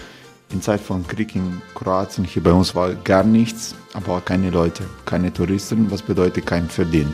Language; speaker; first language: German; non-native, fluent; Croatian